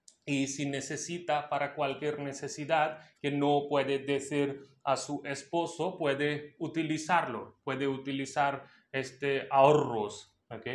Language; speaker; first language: Spanish; non-native, local second language; Hindi